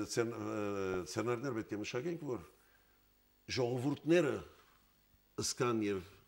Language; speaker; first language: Armenian; early bilingual, heritage; Armenian